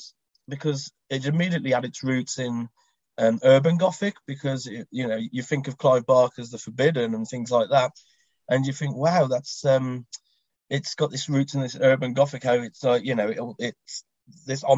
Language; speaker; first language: English; native; English